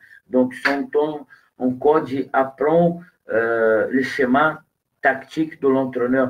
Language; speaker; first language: French; non-native, fluent; Portuguese